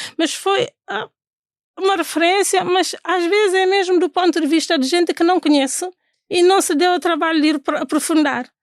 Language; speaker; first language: Portuguese; non-native, local second language; Fula